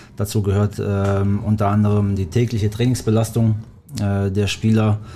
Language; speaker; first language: German; early bilingual, other home language; Albanian